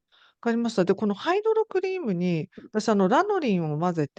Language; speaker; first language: Japanese; native; Japanese